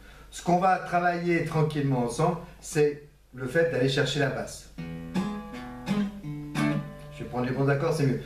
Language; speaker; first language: French; native; French